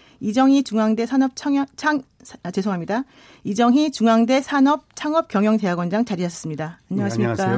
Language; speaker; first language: Korean; native; Korean